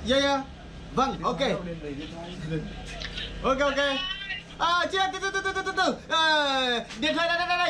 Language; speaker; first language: Vietnamese; non-native, learner; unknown